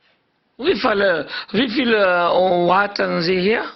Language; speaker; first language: German; non-native, learner; Urdu